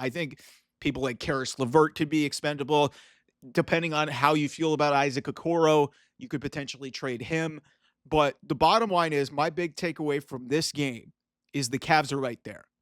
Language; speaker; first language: English; native; English